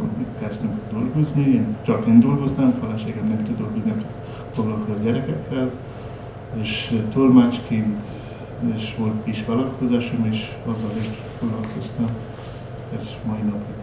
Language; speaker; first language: Hungarian; non-native, learner; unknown